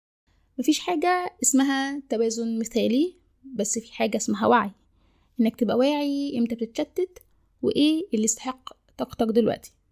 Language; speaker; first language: Arabic; native; Arabic